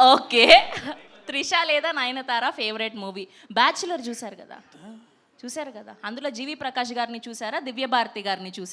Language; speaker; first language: Telugu; native; Telugu